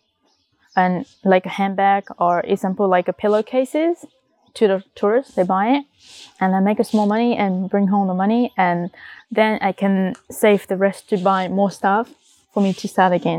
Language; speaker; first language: English; non-native, learner; Vietnamese